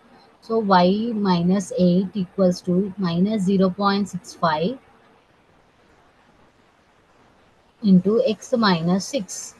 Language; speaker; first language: English; non-native, local second language; Telugu